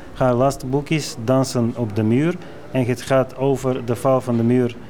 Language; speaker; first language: Dutch; non-native, fluent; Bulgarian